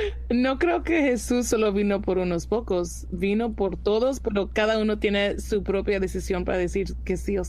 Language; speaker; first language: Spanish; early bilingual, heritage; Spanish